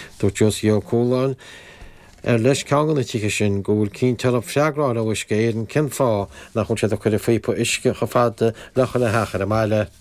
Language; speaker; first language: Irish; native; Irish